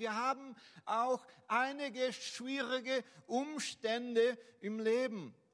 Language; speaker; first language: German; non-native, fluent; Portuguese